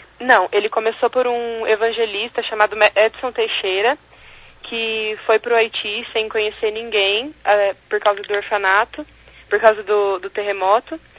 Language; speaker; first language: Portuguese; native; Portuguese